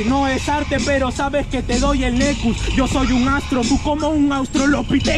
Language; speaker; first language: Spanish; native; Spanish